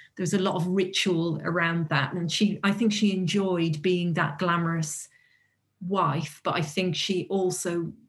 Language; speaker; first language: English; native; English